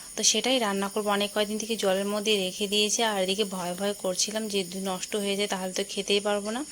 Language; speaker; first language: Bangla; non-native, local second language; Rangpuri